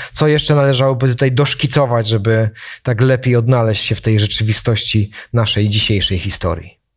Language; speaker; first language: Polish; native; Polish